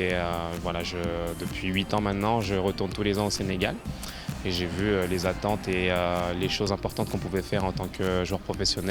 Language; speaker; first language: French; native; French